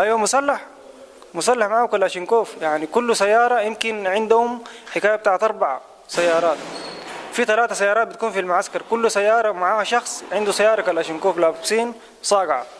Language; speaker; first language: Arabic; native; Arabic